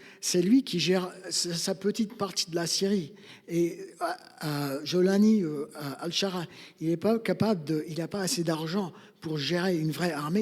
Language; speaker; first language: French; non-native, fluent; English